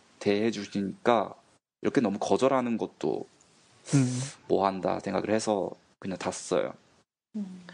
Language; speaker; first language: Korean; non-native, fluent; Japanese